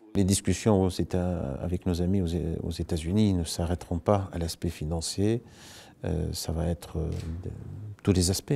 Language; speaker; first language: French; non-native, local second language; Arabic